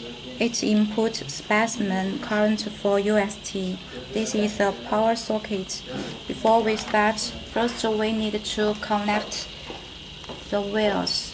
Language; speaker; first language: English; non-native, learner; Chinese